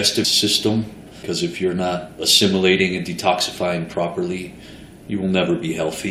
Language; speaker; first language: English; native; English